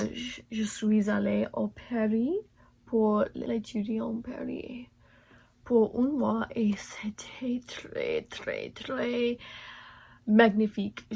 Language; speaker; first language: French; non-native, learner; English